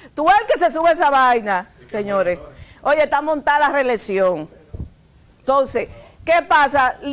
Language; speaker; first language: Spanish; native; Spanish